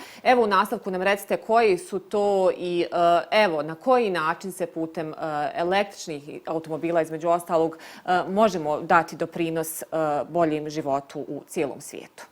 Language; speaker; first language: Bosnian; native; Bosnian